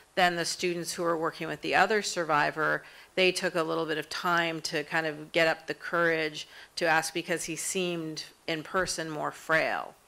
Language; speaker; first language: English; native; English